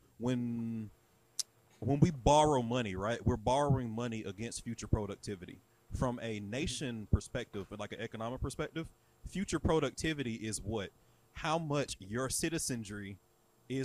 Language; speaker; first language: English; native; English